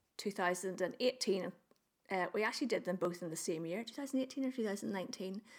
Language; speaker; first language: English; native; English